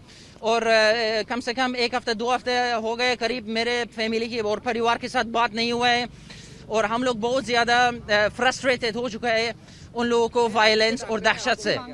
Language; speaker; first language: Hindi; non-native, fluent; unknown